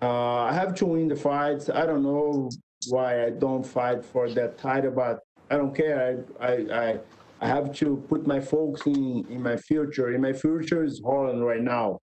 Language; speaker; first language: English; non-native, learner; Portuguese